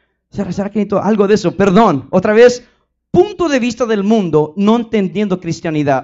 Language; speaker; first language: Spanish; early bilingual, heritage; Spanish